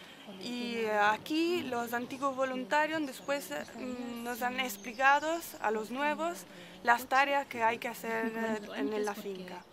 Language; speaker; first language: Spanish; non-native, fluent; Italian